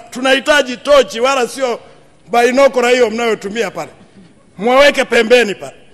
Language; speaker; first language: Swahili; non-native, local second language; Sukuma